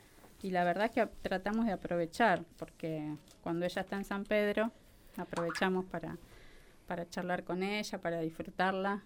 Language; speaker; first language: Spanish; native; Spanish